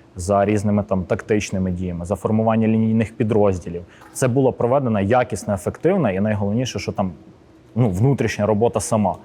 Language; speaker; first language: Ukrainian; native; Ukrainian